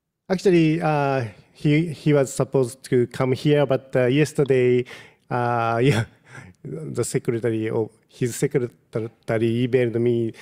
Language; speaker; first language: English; non-native, fluent; Japanese